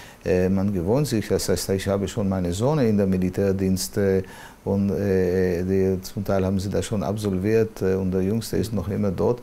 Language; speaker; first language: German; non-native, fluent; Hebrew